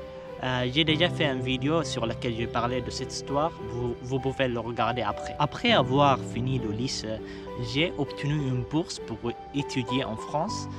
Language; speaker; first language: French; non-native, fluent; Arabic